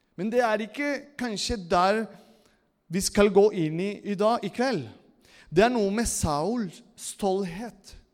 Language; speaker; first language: Norwegian; non-native, fluent; Spanish